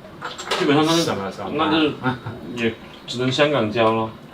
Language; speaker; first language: Chinese; native; Chinese